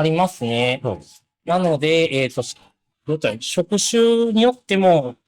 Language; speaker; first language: Japanese; native; Japanese